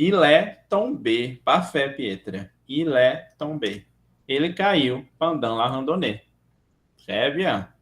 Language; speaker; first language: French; non-native, fluent; Portuguese